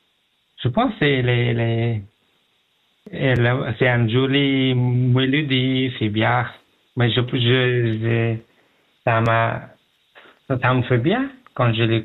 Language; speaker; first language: French; non-native, learner; Pashto